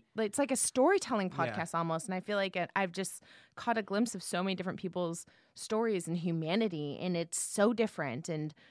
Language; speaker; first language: English; native; English